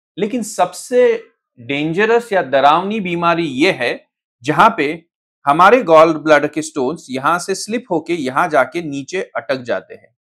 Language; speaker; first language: Hindi; non-native, local second language; Marathi